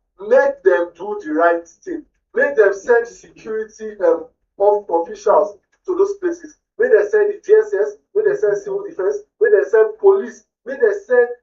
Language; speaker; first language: Nigerian Pidgin; native; Nigerian Pidgin